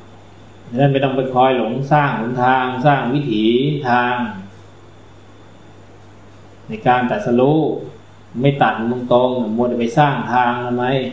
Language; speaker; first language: Thai; native; Thai